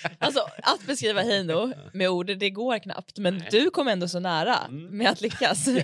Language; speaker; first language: Swedish; native; Swedish